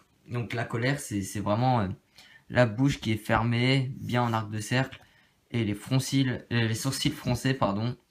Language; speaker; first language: French; native; French